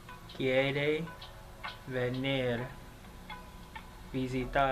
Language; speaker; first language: Spanish; non-native, learner; English